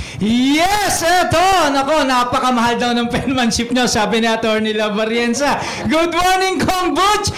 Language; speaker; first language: Filipino; native; Filipino